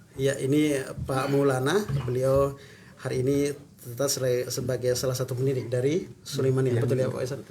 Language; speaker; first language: Indonesian; native; Indonesian